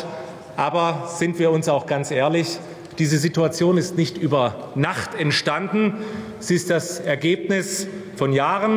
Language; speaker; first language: German; native; German